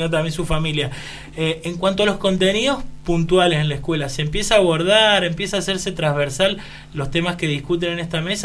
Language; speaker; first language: Spanish; native; Spanish